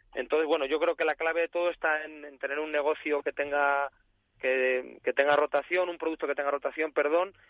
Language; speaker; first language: Spanish; native; Spanish